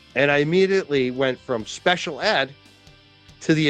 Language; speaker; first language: English; native; English